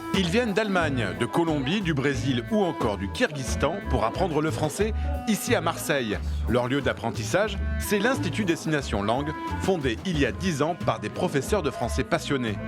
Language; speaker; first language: French; native; French